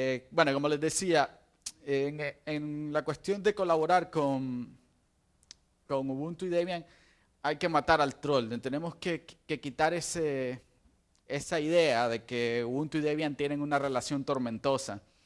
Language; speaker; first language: Spanish; native; Spanish